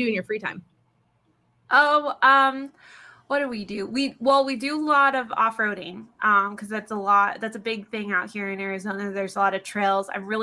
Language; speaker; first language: English; native; English